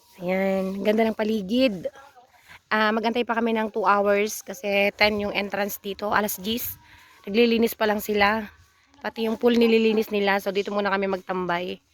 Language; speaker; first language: Filipino; non-native, local second language; Iloko